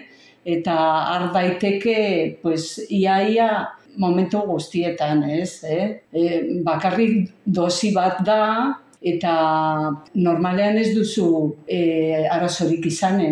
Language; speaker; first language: Basque; non-native, local second language; Spanish